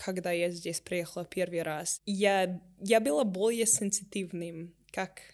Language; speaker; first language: Russian; non-native, learner; English